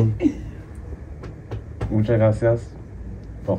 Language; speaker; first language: Spanish; non-native, learner; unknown